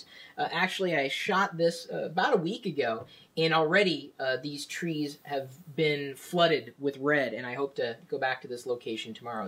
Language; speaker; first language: English; native; English